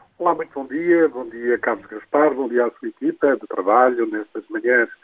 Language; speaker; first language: Portuguese; early bilingual, heritage; Portuguese